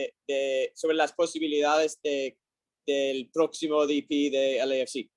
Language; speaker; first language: Spanish; non-native, learner; English